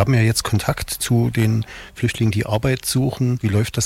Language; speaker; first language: German; native; German